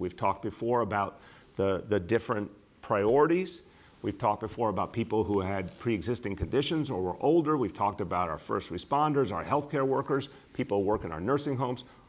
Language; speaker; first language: English; native; English